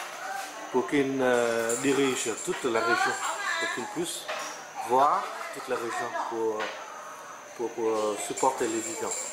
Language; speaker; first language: French; non-native, fluent; Vietnamese